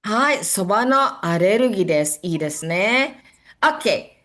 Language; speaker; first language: Japanese; non-native, fluent; Indonesian